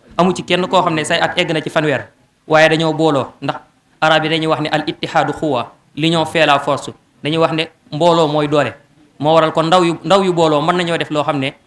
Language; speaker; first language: Wolof; native; Wolof